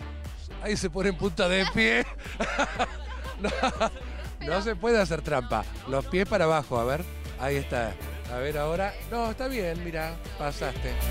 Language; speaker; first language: Spanish; native; Spanish